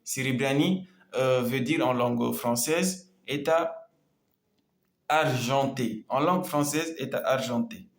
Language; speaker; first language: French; non-native, local second language; Comorian